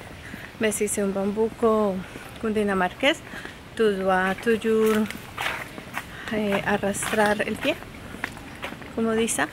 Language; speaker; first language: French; non-native, learner; Spanish